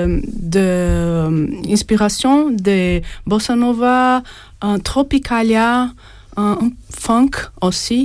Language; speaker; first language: French; non-native, fluent; Portuguese